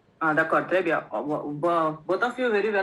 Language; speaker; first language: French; non-native, learner; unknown